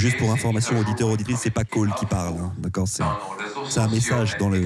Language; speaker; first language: French; native; French